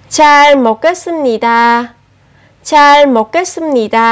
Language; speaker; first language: Korean; non-native, fluent; Vietnamese